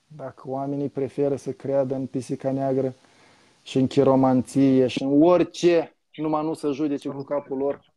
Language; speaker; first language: Romanian; native; Romanian